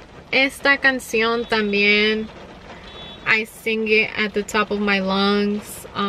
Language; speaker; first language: Spanish; early bilingual, heritage; Spanish